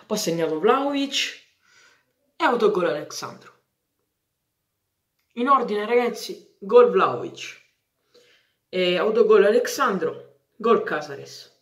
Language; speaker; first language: Italian; native; Italian